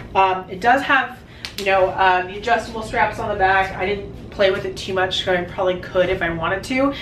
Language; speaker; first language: English; native; English